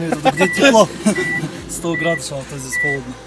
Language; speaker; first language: Russian; native; Russian